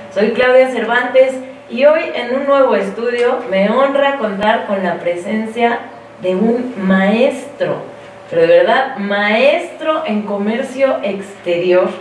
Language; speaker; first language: Spanish; native; Spanish